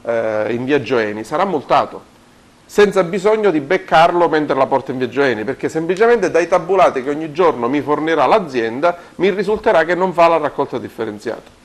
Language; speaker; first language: Italian; native; Italian